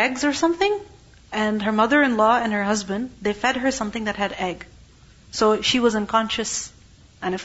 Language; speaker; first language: English; non-native, local second language; Urdu